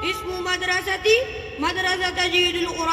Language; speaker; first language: Arabic; non-native, learner; Urdu